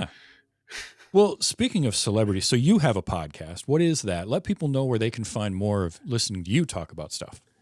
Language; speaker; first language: English; native; English